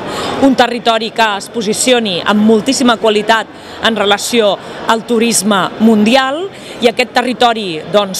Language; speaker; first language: Catalan; native; Catalan